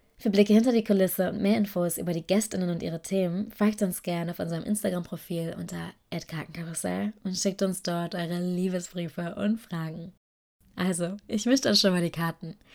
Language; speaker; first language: German; native; German